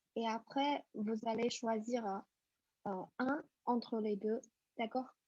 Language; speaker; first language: French; non-native, fluent; Chinese